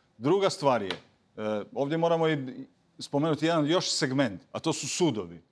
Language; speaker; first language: Croatian; native; Croatian